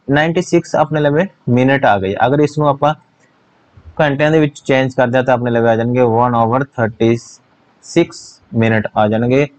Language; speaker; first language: Hindi; non-native, local second language; Punjabi